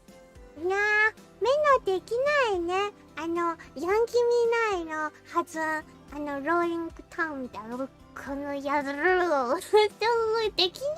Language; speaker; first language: Japanese; non-native, learner; English